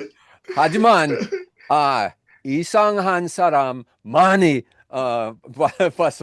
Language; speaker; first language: Korean; non-native, learner; English